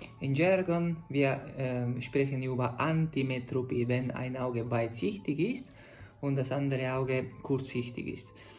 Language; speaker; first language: German; non-native, fluent; Italian